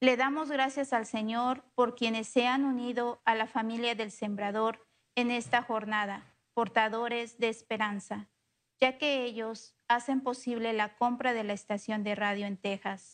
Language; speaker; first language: Spanish; native; Spanish